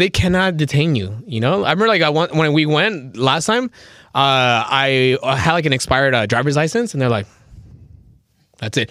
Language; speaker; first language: English; early bilingual, other home language; Spanish